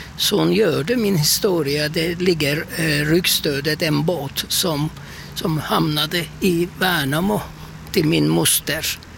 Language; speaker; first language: Swedish; non-native, fluent; Turkish